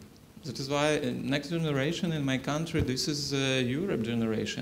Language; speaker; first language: English; non-native, learner; Ukrainian